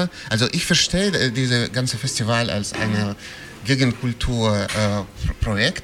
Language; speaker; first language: German; non-native, fluent; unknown